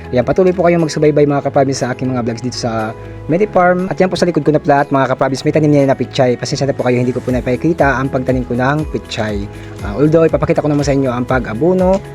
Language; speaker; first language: Filipino; non-native, local second language; Bikol